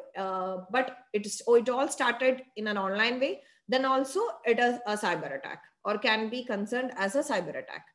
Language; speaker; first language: English; non-native, local second language; Malayalam